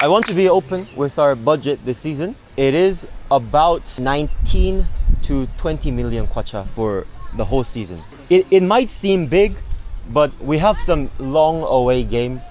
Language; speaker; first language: English; non-native, fluent; Korean